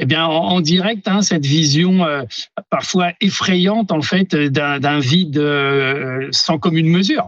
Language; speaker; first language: French; native; French